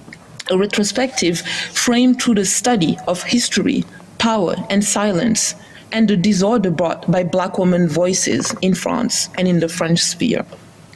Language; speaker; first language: English; non-native, fluent; Wolof